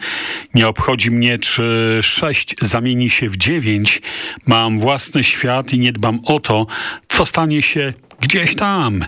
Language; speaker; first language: Polish; native; Polish